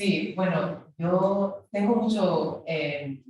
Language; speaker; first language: Spanish; non-native, fluent; English